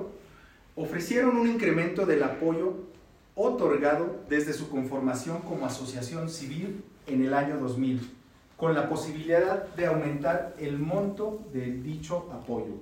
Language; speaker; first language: Spanish; native; Spanish